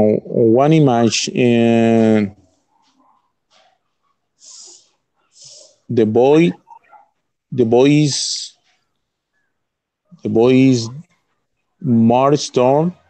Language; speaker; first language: English; non-native, learner; Spanish